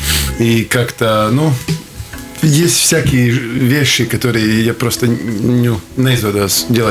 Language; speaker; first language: Russian; non-native, local second language; Latvian